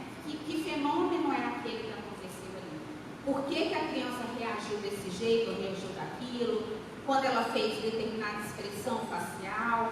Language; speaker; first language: Portuguese; native; Portuguese